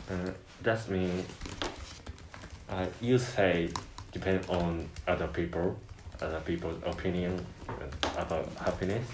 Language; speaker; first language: English; non-native, learner; Japanese